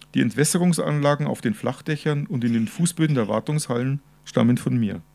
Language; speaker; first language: German; native; German